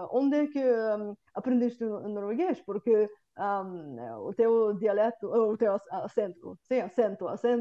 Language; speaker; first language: Portuguese; non-native, fluent; Bulgarian